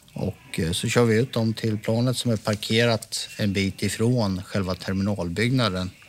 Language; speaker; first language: Swedish; native; Swedish